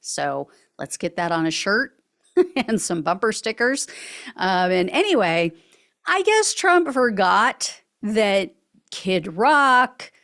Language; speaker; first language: English; native; English